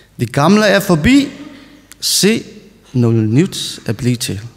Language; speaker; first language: Danish; non-native, learner; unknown